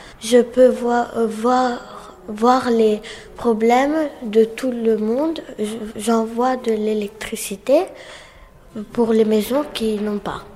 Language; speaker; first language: French; non-native, learner; Romanian